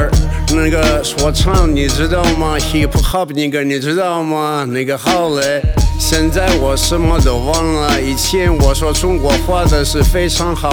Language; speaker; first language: Chinese; non-native, learner; Russian